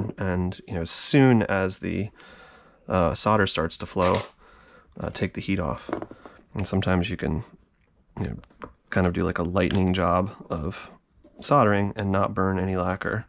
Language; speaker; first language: English; native; English